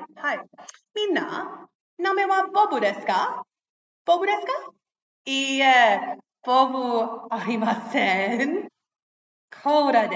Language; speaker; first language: Japanese; non-native, fluent; English